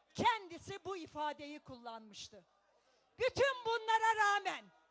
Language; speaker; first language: Turkish; native; Turkish